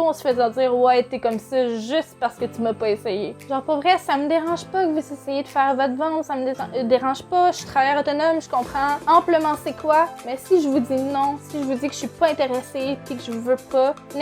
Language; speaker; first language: French; native; French